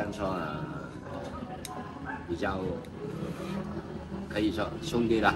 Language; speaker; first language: Chinese; early bilingual, heritage; Chinese